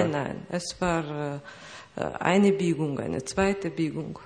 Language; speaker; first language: German; non-native, fluent; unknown